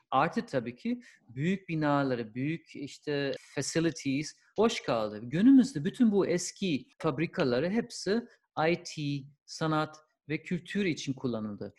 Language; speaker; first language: Turkish; non-native, fluent; German